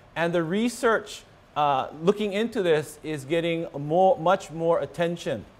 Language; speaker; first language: English; native; English